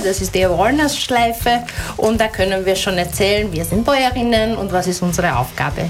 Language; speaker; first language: German; native; German